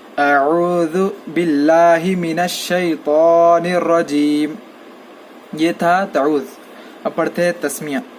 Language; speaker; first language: Urdu; native; Urdu